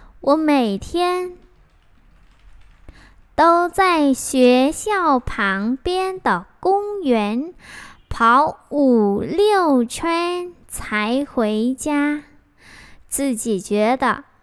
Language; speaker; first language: Chinese; non-native, fluent; Vietnamese